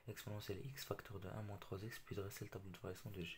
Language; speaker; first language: French; non-native, local second language; Arabic